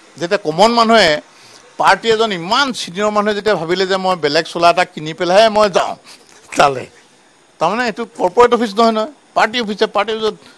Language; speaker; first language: Assamese; native; Assamese